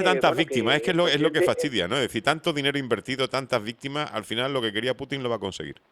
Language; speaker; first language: Spanish; native; Spanish